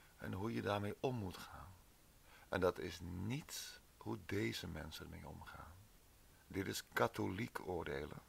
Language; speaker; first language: Dutch; native; Dutch